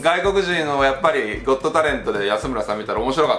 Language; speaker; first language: Japanese; native; Japanese